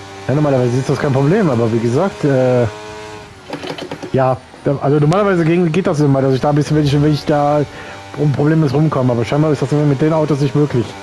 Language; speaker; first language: German; native; German